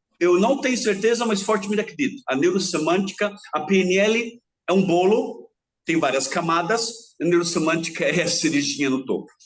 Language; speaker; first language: Portuguese; early bilingual, other home language; German